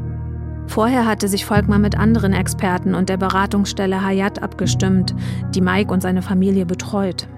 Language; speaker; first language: German; native; German